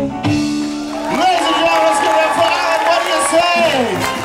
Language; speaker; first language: English; native; English